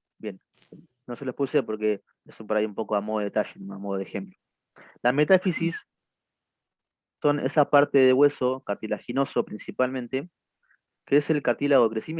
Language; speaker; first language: Spanish; native; Spanish